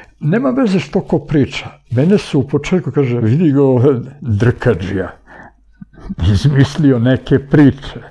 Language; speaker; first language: Serbian; early bilingual, other home language; Bulgarian